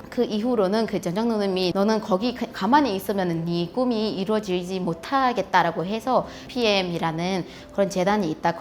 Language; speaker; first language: Korean; non-native, fluent; Burmese